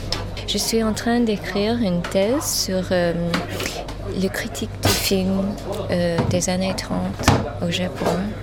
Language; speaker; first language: French; non-native, fluent; English